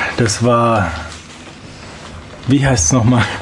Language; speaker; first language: German; native; German